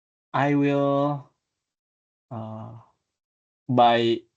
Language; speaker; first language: English; non-native, learner; Indonesian